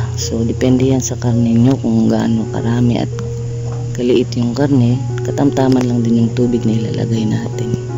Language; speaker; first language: Filipino; non-native, local second language; Cebuano